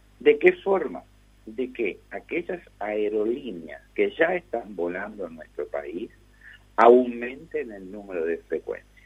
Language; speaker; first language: Spanish; native; Spanish